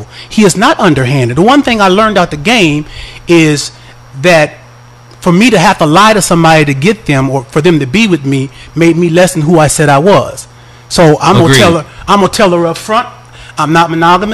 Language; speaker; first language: English; native; English